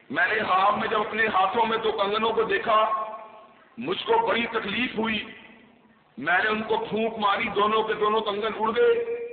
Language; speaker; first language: Urdu; non-native, local second language; Punjabi